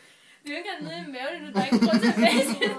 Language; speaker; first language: Danish; native; Danish